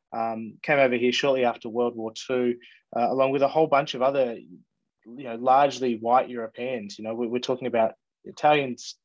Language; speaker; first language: English; native; English